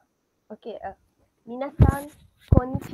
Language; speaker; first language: Japanese; non-native, learner; Malay